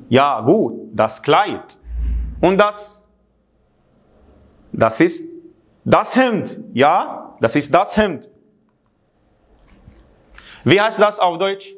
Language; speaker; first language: German; non-native, fluent; Arabic